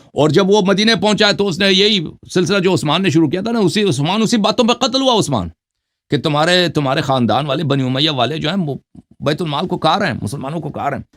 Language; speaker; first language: Urdu; non-native, fluent; Persian